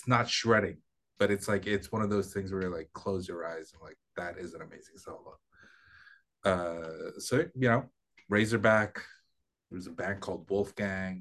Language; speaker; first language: English; non-native, local second language; Filipino